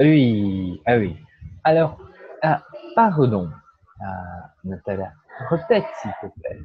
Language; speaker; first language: French; non-native, learner; Portuguese